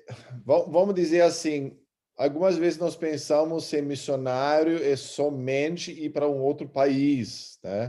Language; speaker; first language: Portuguese; early bilingual, other home language; German